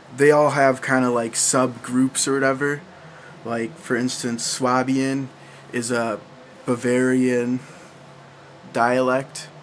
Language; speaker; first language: English; early bilingual, other home language; German